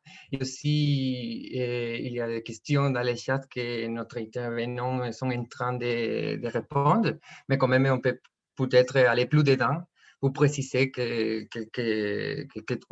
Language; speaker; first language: French; non-native, fluent; Spanish